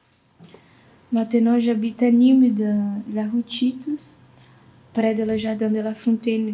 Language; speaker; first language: French; non-native, learner; Portuguese